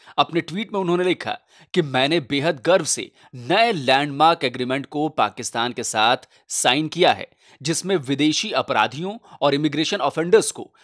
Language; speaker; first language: Hindi; native; Hindi